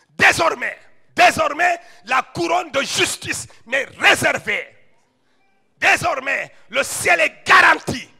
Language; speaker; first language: French; non-native, local second language; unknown